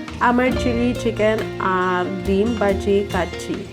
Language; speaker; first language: Bangla; non-native, learner; Filipino